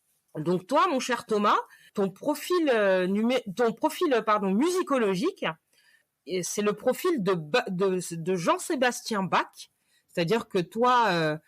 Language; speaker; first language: French; native; French